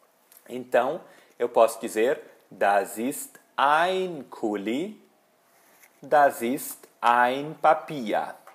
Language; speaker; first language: German; non-native, fluent; Portuguese